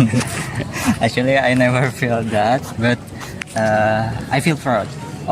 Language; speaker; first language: English; non-native, learner; Indonesian